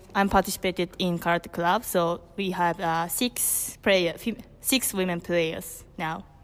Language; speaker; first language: English; non-native, learner; Japanese